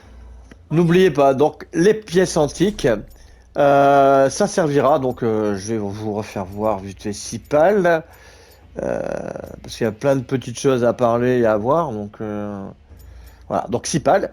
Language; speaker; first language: French; native; French